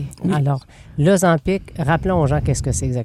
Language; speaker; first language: French; native; French